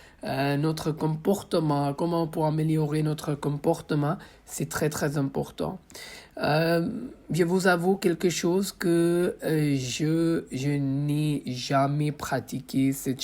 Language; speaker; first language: French; non-native, fluent; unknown